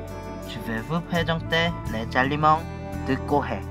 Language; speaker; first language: French; non-native, learner; Korean